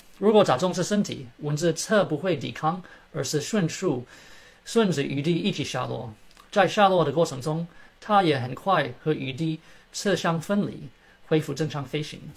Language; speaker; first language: Chinese; early bilingual, heritage; Chinese